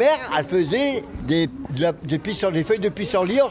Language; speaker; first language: French; native; French